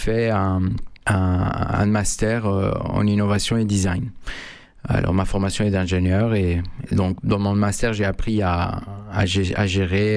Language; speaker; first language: French; non-native, fluent; Spanish